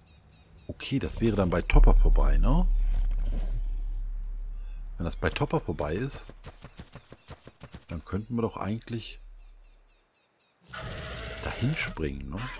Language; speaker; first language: German; native; German